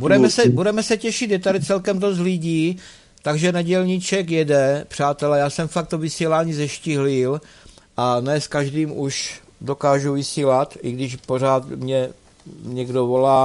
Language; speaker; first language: Czech; native; Czech